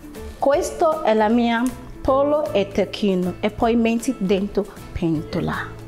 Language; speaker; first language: Italian; non-native, learner; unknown